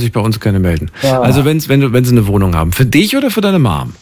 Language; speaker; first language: German; native; German